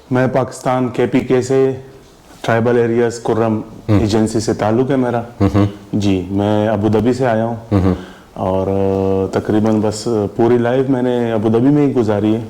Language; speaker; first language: Hindi; non-native, local second language; Pashto